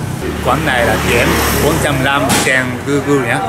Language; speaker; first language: Vietnamese; non-native, learner; Japanese